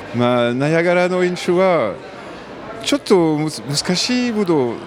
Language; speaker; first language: Japanese; non-native, learner; French